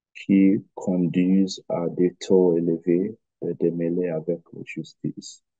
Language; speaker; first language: French; non-native, learner; English